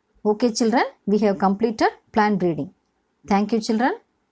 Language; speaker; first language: English; non-native, local second language; Tamil